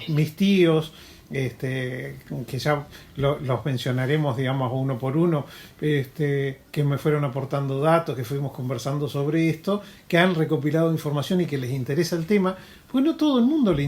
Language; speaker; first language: Spanish; native; Spanish